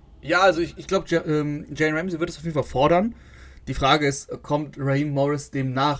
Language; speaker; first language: German; native; German